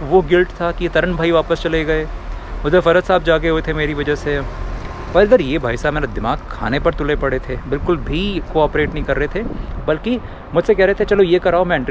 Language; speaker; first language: Hindi; native; Hindi